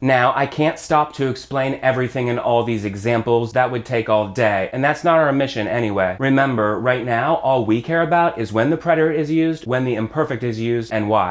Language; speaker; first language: English; native; English